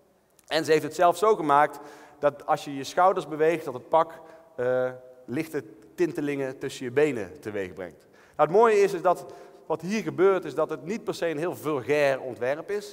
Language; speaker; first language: Dutch; native; Dutch